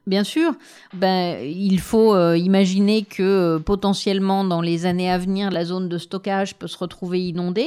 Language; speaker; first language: French; native; French